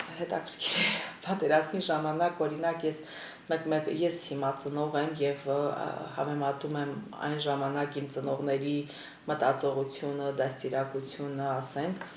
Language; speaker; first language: Armenian; native; Armenian